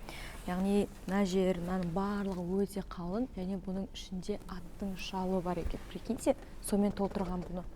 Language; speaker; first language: Kazakh; native; Kazakh